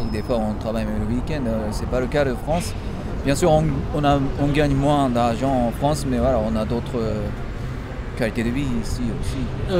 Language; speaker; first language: French; non-native, fluent; Japanese